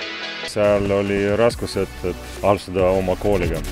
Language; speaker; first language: Estonian; non-native, local second language; Russian